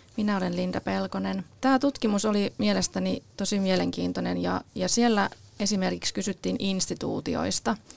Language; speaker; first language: Finnish; native; Finnish